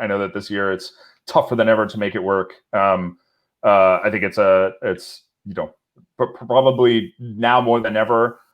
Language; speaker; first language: English; native; English